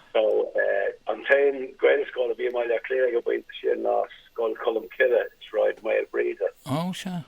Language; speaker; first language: Irish; non-native, local second language; English